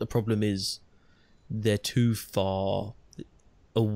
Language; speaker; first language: English; native; English